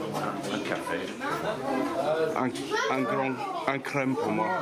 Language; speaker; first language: French; non-native, fluent; English